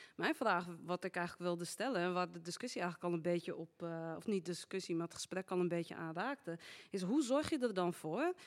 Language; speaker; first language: Dutch; native; Dutch